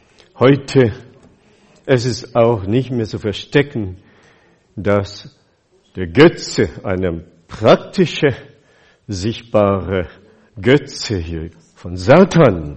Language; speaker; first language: German; non-native, fluent; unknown